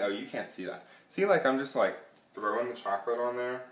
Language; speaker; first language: English; native; English